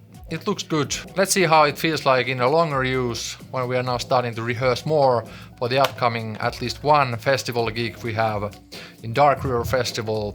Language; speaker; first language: English; non-native, fluent; Finnish